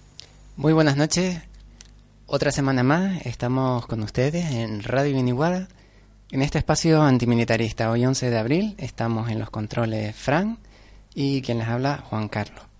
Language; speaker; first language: Spanish; native; Spanish